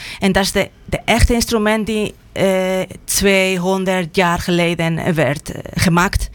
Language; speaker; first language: Dutch; non-native, fluent; Spanish